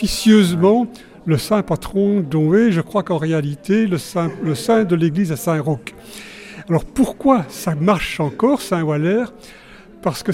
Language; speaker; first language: French; native; French